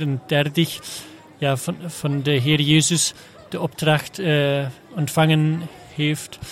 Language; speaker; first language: Dutch; non-native, learner; German